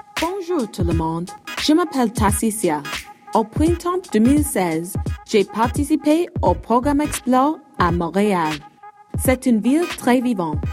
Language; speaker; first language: French; non-native, local second language; English